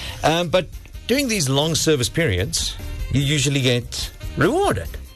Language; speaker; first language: English; non-native, local second language; Afrikaans